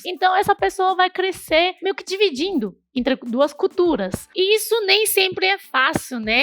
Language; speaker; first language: Portuguese; non-native, fluent; Chinese